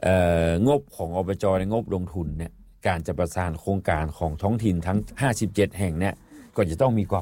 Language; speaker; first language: Thai; non-native, local second language; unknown